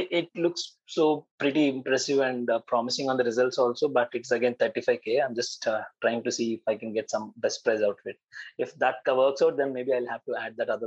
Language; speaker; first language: English; non-native, local second language; Telugu